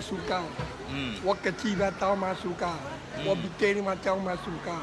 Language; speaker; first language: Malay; non-native, local second language; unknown